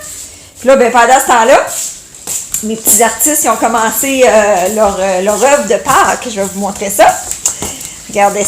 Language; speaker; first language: French; native; French